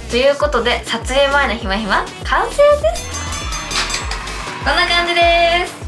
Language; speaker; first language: Japanese; native; Japanese